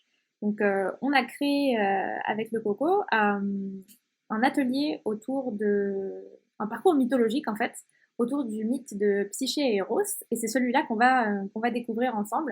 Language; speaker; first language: French; native; French